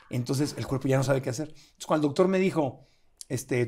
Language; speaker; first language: Spanish; native; Spanish